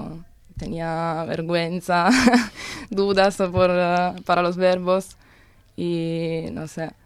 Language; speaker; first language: Spanish; non-native, learner; Italian